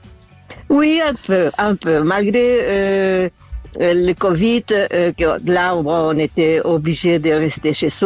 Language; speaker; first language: French; non-native, fluent; Spanish